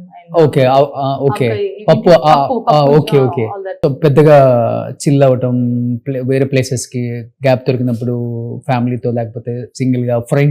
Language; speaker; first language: Telugu; native; Telugu